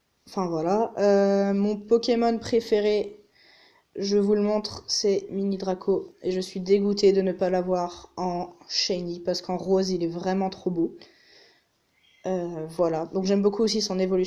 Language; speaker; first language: French; native; French